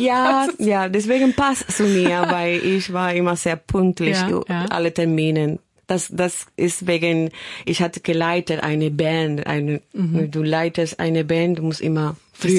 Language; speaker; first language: German; non-native, fluent; Spanish